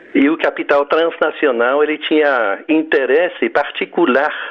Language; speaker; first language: Portuguese; non-native, fluent; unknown